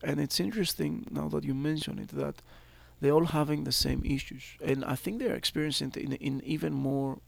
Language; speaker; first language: English; non-native, fluent; Greek